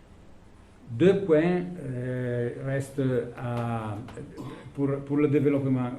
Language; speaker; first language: French; non-native, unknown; Italian